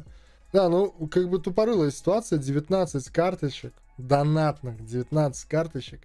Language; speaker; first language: Russian; native; Russian